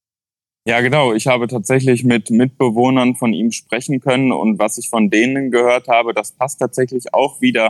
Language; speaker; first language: German; native; German